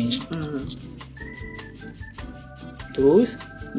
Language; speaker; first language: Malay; non-native, learner; Japanese